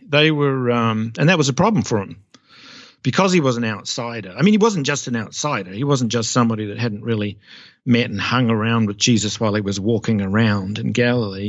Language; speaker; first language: English; native; English